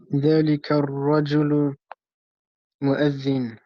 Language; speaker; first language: Arabic; non-native, learner; English